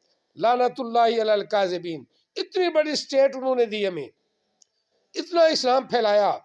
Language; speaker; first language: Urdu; non-native, local second language; Punjabi